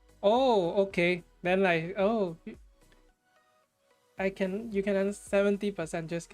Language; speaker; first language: English; non-native, fluent; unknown